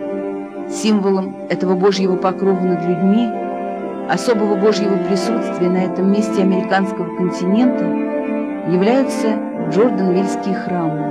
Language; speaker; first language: Russian; native; Russian